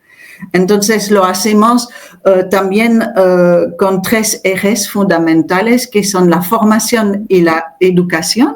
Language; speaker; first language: Spanish; non-native, fluent; French